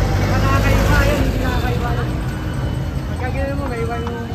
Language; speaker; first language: Filipino; native; Filipino